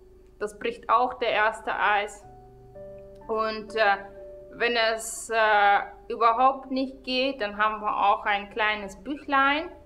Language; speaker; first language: German; non-native, fluent; Russian